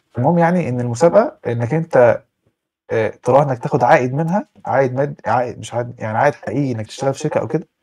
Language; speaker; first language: Arabic; native; Arabic